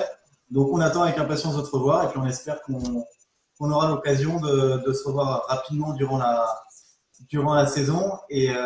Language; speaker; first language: French; native; French